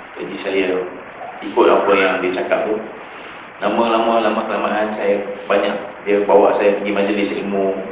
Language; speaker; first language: Malay; native; Malay